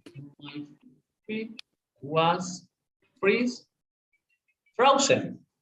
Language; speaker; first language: English; non-native, learner; Spanish